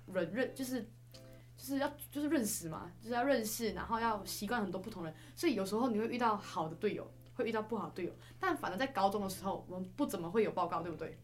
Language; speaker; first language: Chinese; native; Chinese